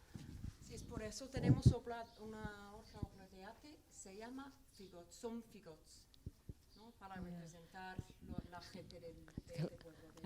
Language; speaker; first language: Spanish; non-native, learner; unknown